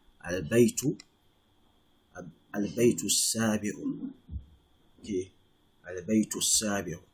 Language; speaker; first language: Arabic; non-native, fluent; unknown